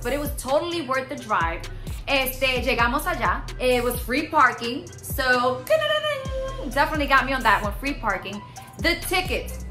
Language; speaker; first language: English; early bilingual, other home language; Spanish